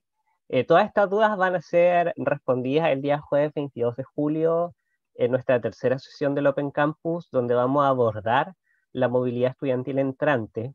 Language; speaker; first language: Spanish; native; Spanish